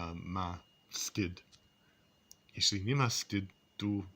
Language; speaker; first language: Polish; non-native, learner; English